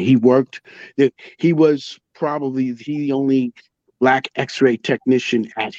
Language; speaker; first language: English; native; English